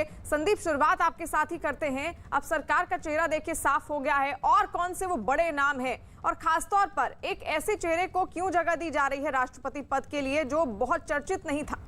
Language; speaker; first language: Hindi; native; Hindi